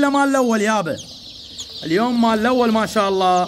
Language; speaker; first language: Arabic; native; Arabic